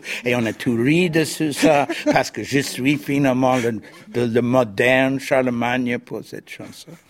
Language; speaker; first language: French; non-native, fluent; English